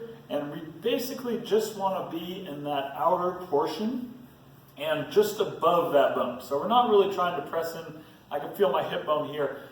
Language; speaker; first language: English; native; English